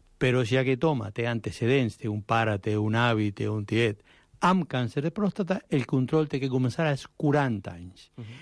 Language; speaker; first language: Catalan; non-native, fluent; Spanish